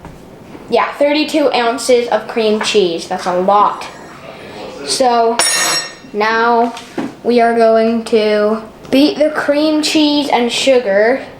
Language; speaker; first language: English; native; English